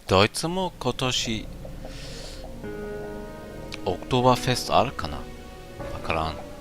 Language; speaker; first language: Japanese; non-native, learner; German